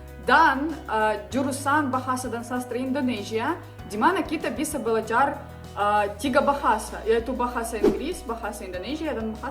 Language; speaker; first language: Indonesian; non-native, learner; Ukrainian